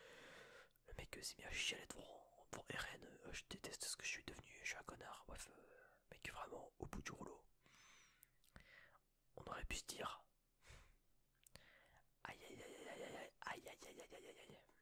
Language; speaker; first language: French; native; French